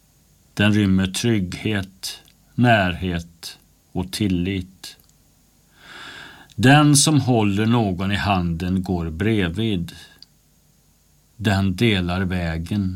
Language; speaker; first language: Swedish; native; Swedish